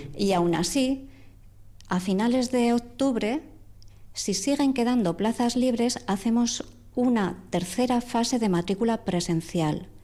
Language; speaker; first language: Spanish; native; Spanish